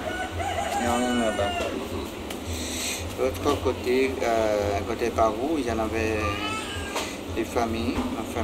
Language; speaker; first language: French; non-native, local second language; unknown